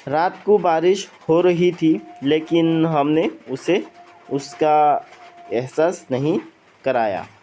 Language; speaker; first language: Hindi; non-native, local second language; Assamese